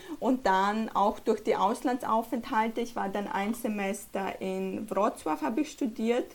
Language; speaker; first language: German; early bilingual, other home language; Polish